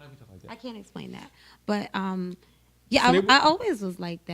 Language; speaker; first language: English; native; English